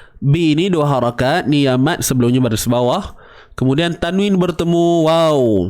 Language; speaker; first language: Malay; native; Malay